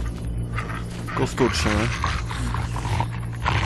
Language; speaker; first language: French; native; French